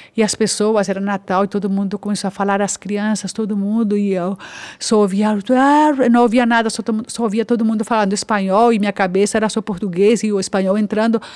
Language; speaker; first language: Portuguese; non-native, fluent; Spanish